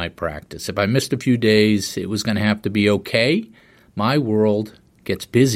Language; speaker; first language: English; native; English